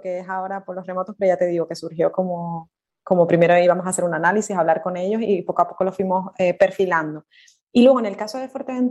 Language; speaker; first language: Spanish; native; Spanish